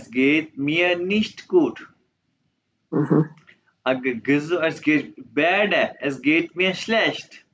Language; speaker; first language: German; non-native, fluent; Urdu